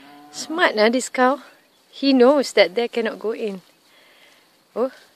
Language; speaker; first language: English; non-native, local second language; Malay